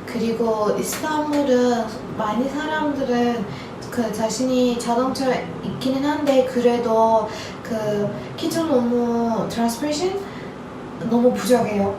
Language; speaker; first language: Korean; non-native, learner; Turkish